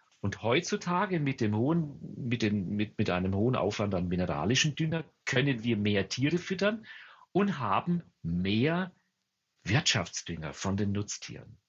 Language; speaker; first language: German; native; German